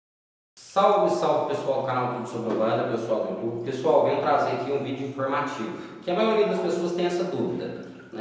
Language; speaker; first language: Portuguese; native; Portuguese